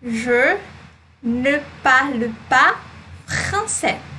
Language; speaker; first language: French; non-native, fluent; Portuguese